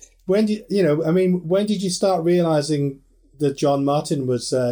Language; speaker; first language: English; native; English